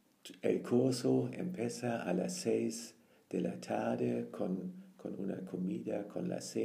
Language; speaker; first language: Spanish; non-native, fluent; German